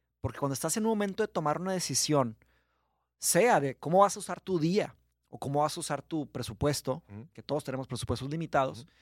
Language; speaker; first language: Spanish; early bilingual, other home language; Portuguese